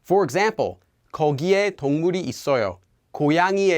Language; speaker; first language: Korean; non-native, fluent; English